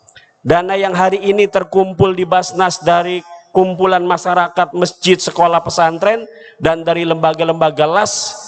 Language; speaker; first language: Indonesian; native; Indonesian